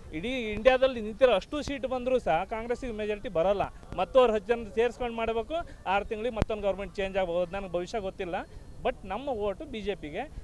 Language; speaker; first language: Kannada; native; Kannada